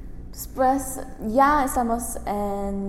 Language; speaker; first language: Spanish; non-native, learner; English